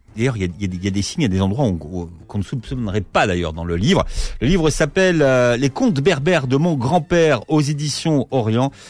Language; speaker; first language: French; native; French